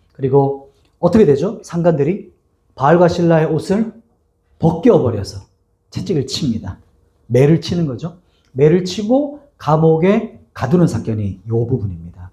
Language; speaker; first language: Korean; native; Korean